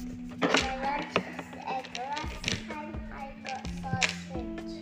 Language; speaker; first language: English; non-native, learner; Indonesian